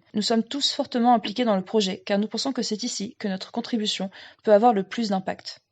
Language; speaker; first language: French; native; French